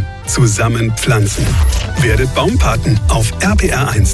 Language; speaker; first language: German; native; German